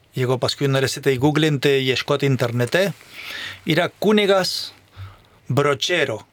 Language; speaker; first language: Lithuanian; non-native, fluent; Spanish